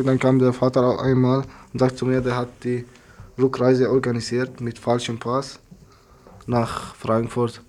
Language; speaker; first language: German; non-native, learner; Arabic